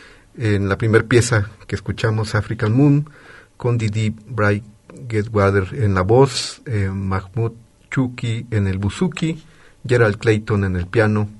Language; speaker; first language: Spanish; native; Spanish